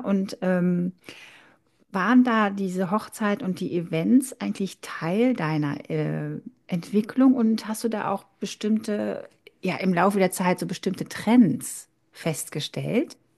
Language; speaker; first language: German; native; German